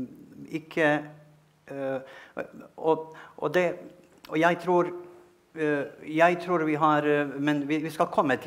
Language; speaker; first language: Norwegian; non-native, fluent; Bosnian